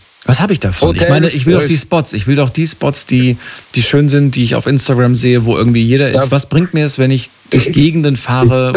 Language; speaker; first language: German; native; German